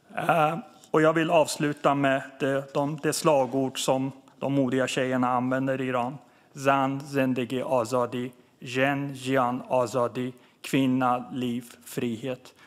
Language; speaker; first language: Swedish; early bilingual, other home language; Persian